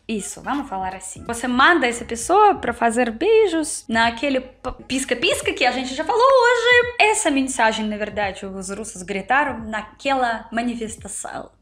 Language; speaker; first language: Portuguese; non-native, learner; Russian